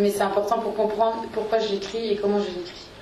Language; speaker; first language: French; native; French